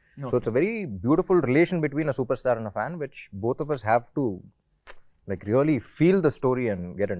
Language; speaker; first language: Telugu; native; Telugu